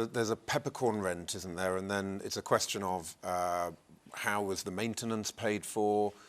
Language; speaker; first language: English; native; English